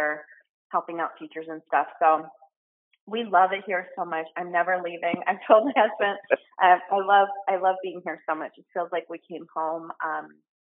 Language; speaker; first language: English; native; English